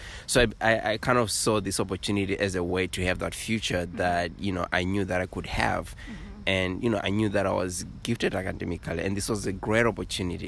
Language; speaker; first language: English; non-native, local second language; Kinyarwanda